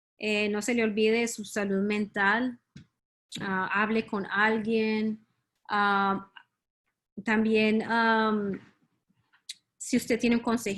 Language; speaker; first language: Spanish; early bilingual, heritage; Spanish